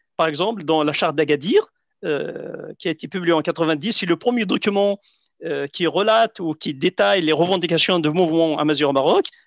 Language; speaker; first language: French; non-native, local second language; Central Atlas Tamazight